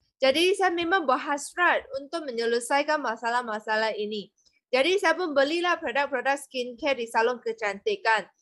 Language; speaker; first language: Malay; non-native, local second language; Chinese